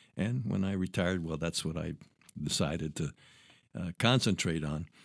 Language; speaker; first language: English; early bilingual, other home language; Spanish